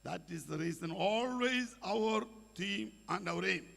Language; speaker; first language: English; non-native, local second language; Malayalam